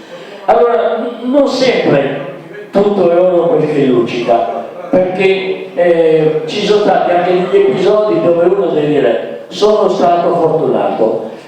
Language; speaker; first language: Italian; native; Italian